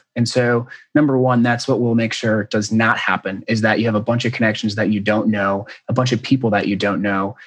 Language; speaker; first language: English; native; English